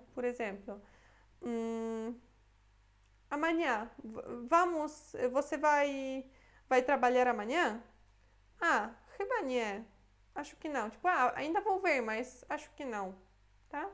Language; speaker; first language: Portuguese; non-native, fluent; Polish